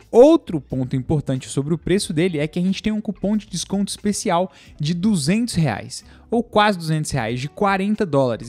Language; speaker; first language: Portuguese; native; Portuguese